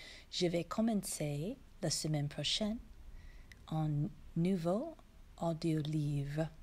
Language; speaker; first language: French; non-native, learner; English